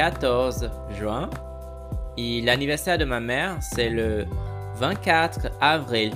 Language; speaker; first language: French; non-native, fluent; Portuguese